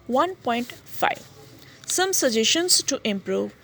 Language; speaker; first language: English; non-native, local second language; Gujarati